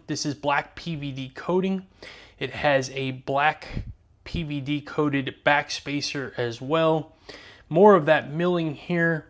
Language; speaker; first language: English; native; English